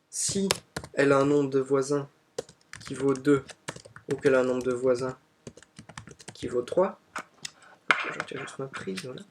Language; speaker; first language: French; native; French